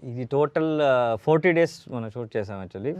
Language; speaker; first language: Telugu; non-native, learner; Kannada